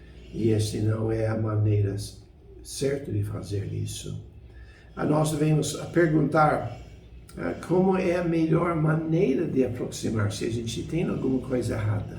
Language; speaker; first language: Portuguese; non-native, fluent; English